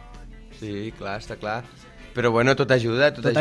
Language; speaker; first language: Catalan; native; Catalan